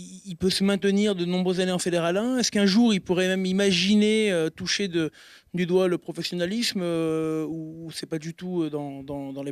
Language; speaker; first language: French; native; French